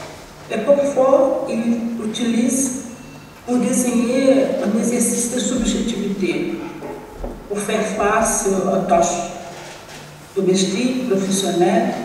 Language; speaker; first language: French; non-native, learner; Portuguese